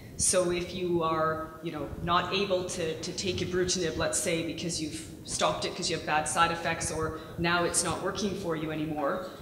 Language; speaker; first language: English; native; English